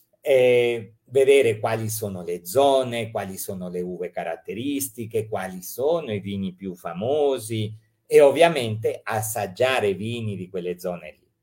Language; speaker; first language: Italian; early bilingual, heritage; Italian